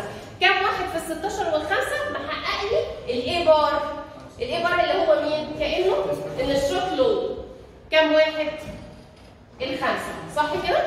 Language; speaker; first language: Arabic; native; Arabic